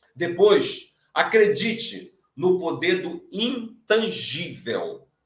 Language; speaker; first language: Portuguese; native; Portuguese